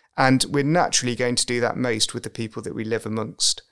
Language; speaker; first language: English; native; English